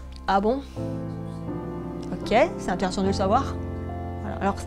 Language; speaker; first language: French; native; French